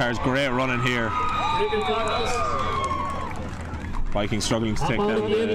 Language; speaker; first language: English; native; English